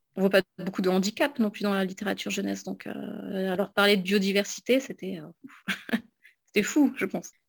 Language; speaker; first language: French; native; French